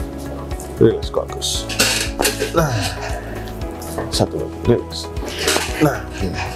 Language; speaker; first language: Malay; non-native, local second language; Javanese